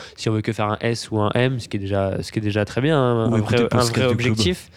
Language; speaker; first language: French; native; French